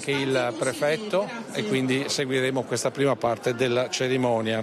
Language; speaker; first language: Italian; native; Italian